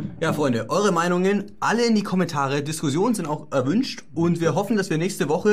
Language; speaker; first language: German; native; German